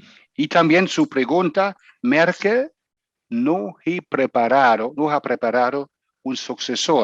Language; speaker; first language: Spanish; non-native, fluent; German